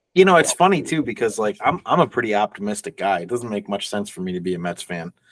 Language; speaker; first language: English; native; English